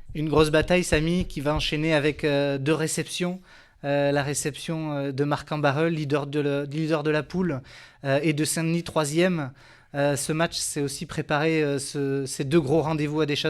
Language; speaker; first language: French; native; French